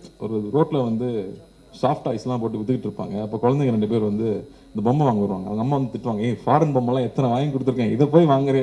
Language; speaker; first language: Tamil; native; Tamil